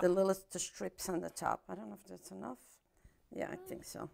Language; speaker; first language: English; non-native, fluent; Italian